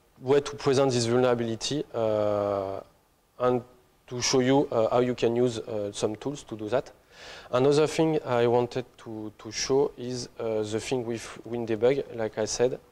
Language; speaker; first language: English; non-native, fluent; French